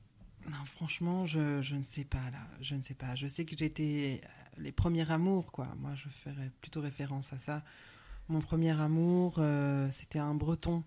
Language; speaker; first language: French; native; French